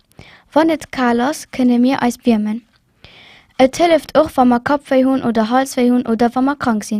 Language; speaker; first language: German; non-native, local second language; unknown